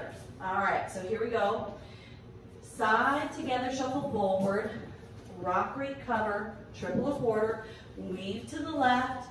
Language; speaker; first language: English; native; English